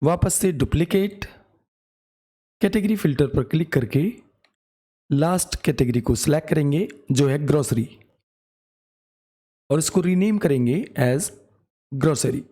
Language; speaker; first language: Hindi; native; Hindi